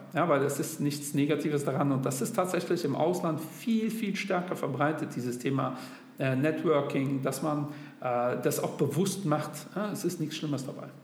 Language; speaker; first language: German; native; German